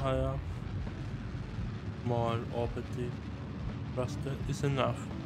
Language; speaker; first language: English; non-native, learner; German